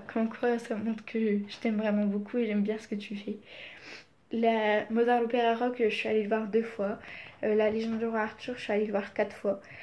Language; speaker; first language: French; native; French